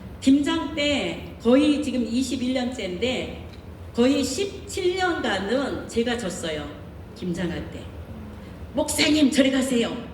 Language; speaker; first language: Korean; native; Korean